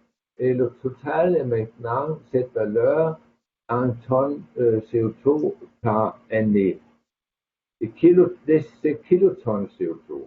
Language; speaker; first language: French; non-native, fluent; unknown